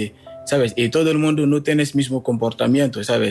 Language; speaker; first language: Spanish; non-native, learner; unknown